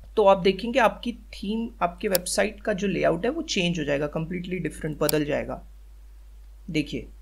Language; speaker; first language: Hindi; native; Hindi